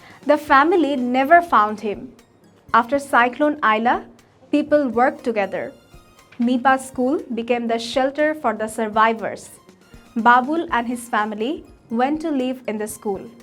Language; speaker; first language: English; non-native, local second language; Bangla